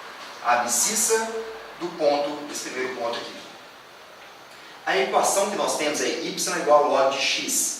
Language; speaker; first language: Portuguese; native; Portuguese